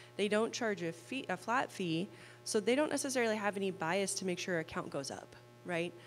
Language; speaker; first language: English; native; English